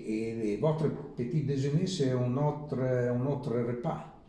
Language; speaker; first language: French; non-native, learner; Italian